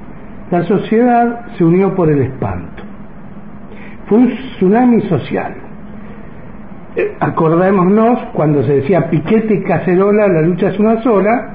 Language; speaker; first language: Spanish; native; Spanish